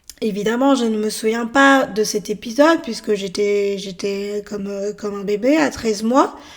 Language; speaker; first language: French; native; French